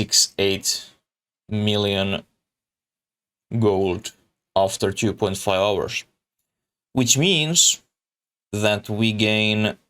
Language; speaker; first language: English; non-native, learner; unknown